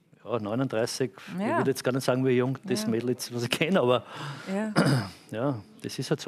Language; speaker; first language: German; native; German